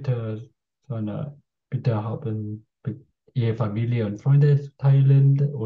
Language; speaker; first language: German; non-native, learner; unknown